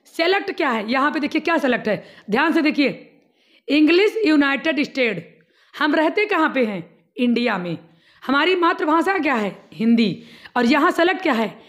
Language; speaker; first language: Hindi; native; Hindi